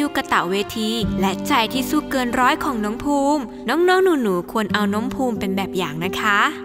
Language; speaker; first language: Thai; native; Thai